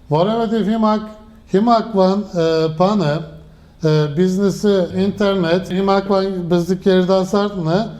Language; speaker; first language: Armenian; native; Armenian